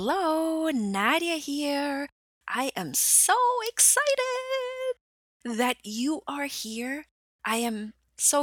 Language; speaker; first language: English; non-native, fluent; German